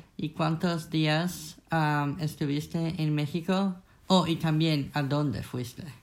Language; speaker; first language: Spanish; non-native, learner; English